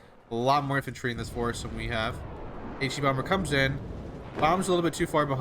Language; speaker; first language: English; native; English